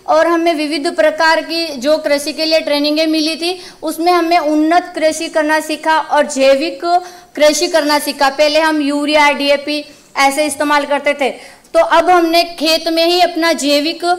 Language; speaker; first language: Hindi; native; Hindi